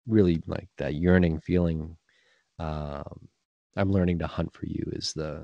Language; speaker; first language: English; native; English